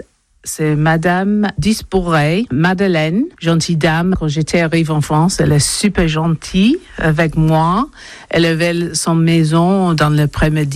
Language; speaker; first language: French; non-native, learner; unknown